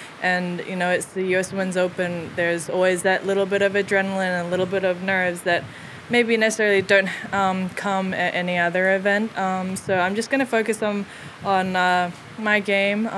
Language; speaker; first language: English; early bilingual, other home language; Korean